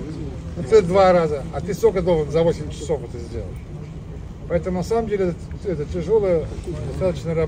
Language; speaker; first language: Russian; native; Russian